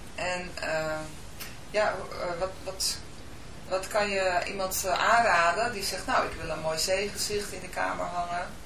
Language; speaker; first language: Dutch; native; Dutch